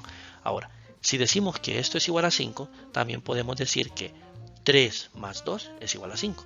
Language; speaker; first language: Spanish; native; Spanish